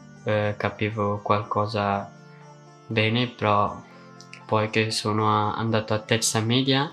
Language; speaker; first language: Italian; non-native, learner; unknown